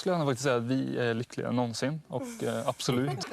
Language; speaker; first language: Swedish; native; Swedish